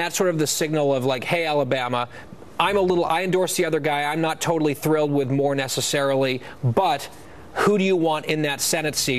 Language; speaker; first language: English; native; English